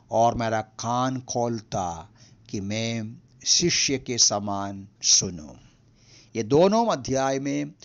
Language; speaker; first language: Hindi; non-native, local second language; Malayalam